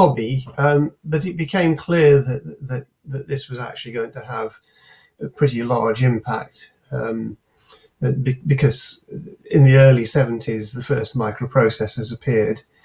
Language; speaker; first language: English; native; English